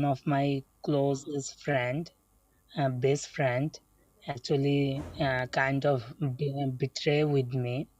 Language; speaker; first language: English; non-native, learner; Bangla